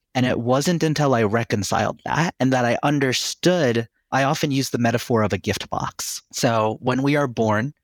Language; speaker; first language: English; early bilingual, other home language; Filipino